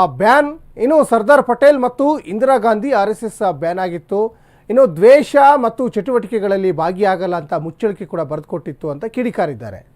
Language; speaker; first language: Kannada; native; Kannada